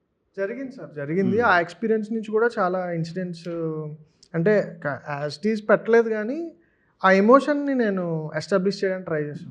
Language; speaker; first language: Telugu; native; Telugu